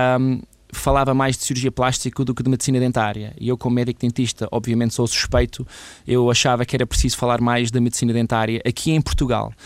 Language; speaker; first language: Portuguese; early bilingual, other home language; English